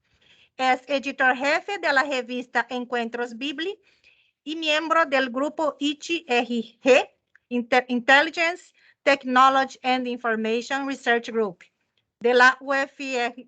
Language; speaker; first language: Spanish; non-native, fluent; Portuguese